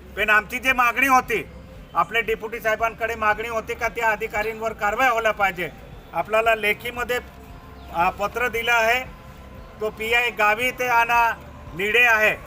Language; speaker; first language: Marathi; non-native, local second language; Bhili